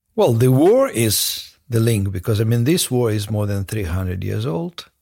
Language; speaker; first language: English; non-native, fluent; Russian